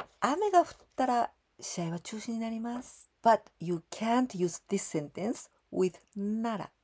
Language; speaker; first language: Japanese; native; Japanese